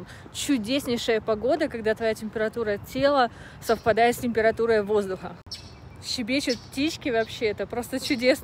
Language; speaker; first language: Russian; native; Russian